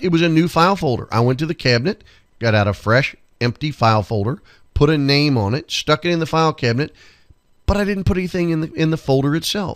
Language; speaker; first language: English; native; English